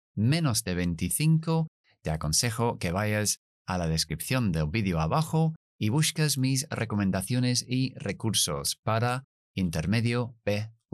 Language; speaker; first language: Spanish; non-native, fluent; English